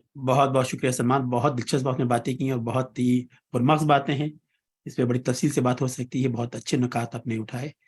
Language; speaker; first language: Urdu; native; Urdu